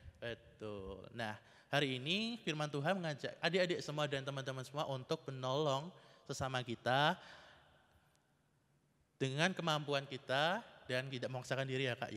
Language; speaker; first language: Indonesian; native; Indonesian